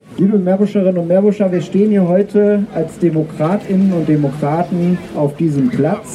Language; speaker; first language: German; native; German